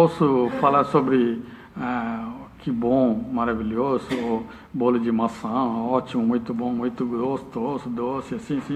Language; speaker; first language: Portuguese; non-native, learner; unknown